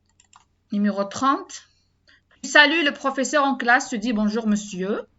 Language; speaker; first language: French; non-native, learner; Arabic